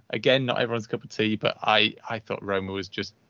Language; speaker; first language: English; native; English